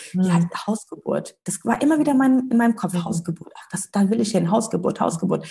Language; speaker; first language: German; early bilingual, other home language; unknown